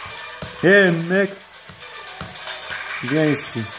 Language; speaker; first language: French; non-native, fluent; Arabic